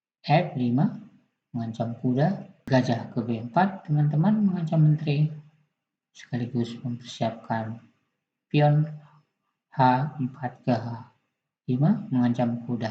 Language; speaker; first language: Indonesian; native; Indonesian